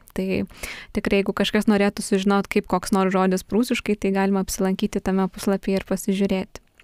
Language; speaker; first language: Lithuanian; native; Lithuanian